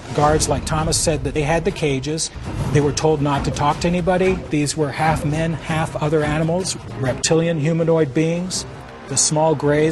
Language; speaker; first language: English; native; English